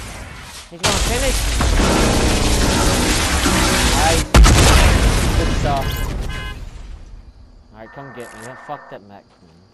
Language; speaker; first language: English; native; English